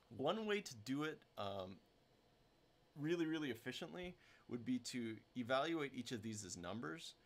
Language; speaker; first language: English; native; English